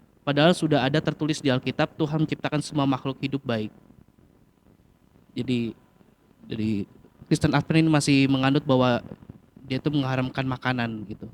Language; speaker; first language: Indonesian; native; Indonesian